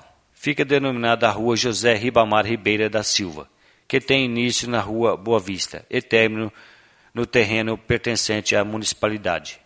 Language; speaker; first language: Portuguese; native; Portuguese